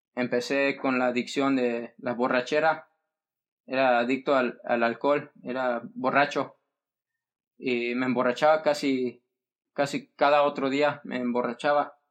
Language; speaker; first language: Spanish; early bilingual, heritage; Spanish